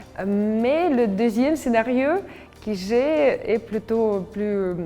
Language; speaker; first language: French; non-native, fluent; Russian